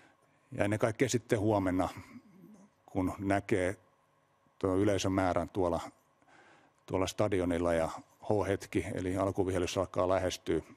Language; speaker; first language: Finnish; native; Finnish